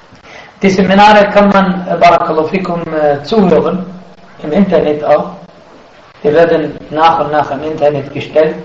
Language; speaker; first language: German; non-native, fluent; Arabic